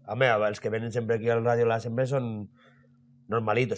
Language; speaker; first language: Catalan; non-native, local second language; Spanish